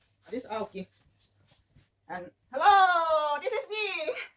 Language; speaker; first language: English; non-native, learner; Thai